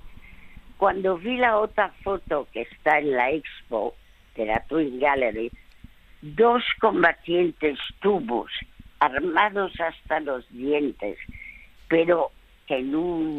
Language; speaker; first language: Spanish; early bilingual, other home language; French